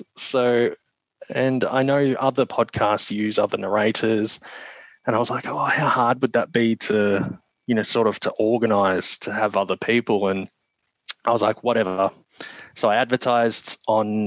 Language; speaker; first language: English; native; English